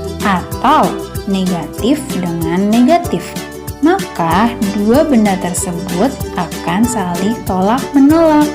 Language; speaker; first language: Indonesian; native; Indonesian